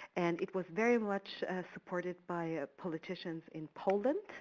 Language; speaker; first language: English; non-native, fluent; German